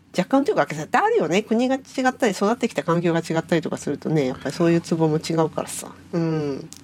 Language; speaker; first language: Japanese; native; Japanese